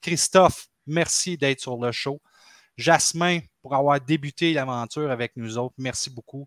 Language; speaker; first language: French; native; French